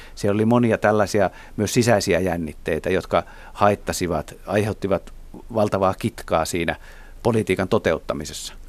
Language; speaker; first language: Finnish; native; Finnish